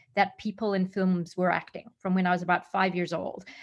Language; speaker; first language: English; native; English